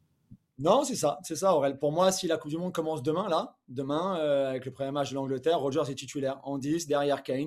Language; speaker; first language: French; native; French